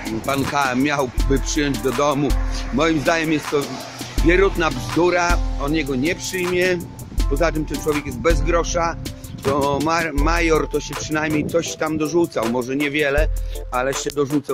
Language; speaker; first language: Polish; native; Polish